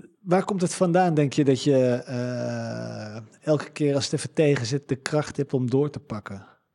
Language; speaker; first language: Dutch; native; Dutch